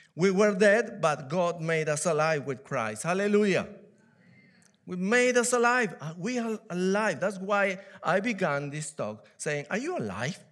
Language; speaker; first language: English; non-native, fluent; Spanish